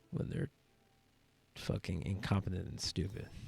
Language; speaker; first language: English; native; English